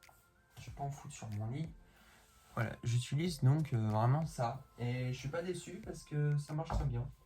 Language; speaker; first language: French; native; French